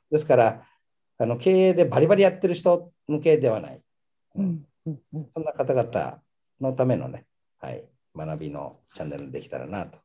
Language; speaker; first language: Japanese; early bilingual, heritage; Japanese